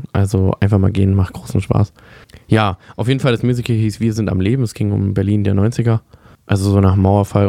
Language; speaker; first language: German; native; German